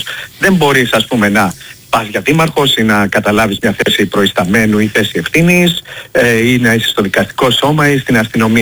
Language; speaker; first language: Greek; native; Greek